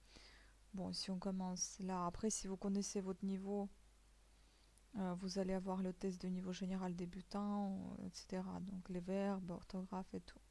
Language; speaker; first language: French; native; French